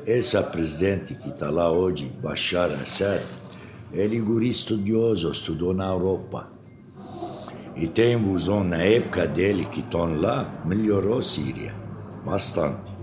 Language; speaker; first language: Portuguese; non-native, fluent; Arabic